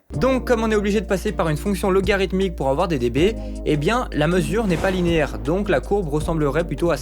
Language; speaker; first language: French; native; French